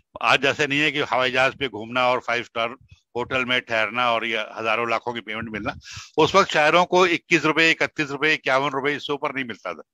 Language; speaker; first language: Urdu; non-native, local second language; Punjabi